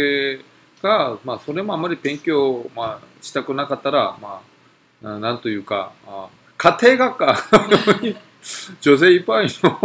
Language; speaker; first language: Japanese; non-native, fluent; Korean